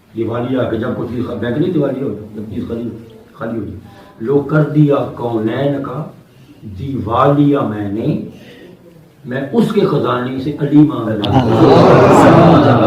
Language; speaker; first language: Urdu; non-native, local second language; Punjabi